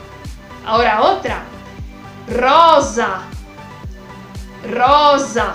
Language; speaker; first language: Spanish; non-native, fluent; Italian